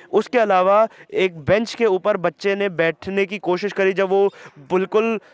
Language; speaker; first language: Hindi; native; Hindi